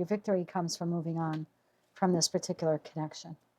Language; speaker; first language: English; native; English